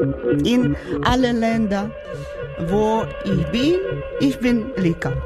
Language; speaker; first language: German; non-native, learner; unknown